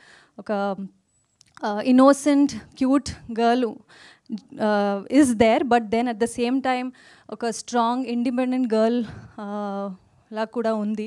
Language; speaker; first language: Telugu; non-native, learner; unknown